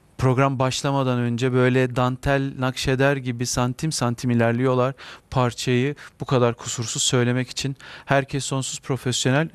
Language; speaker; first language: Turkish; native; Turkish